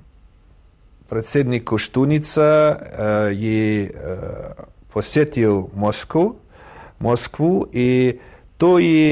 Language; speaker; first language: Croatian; non-native, fluent; Russian